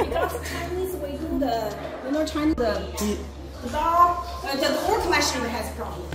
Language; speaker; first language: English; non-native, learner; Chinese